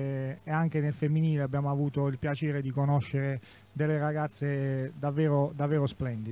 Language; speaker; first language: Italian; native; Italian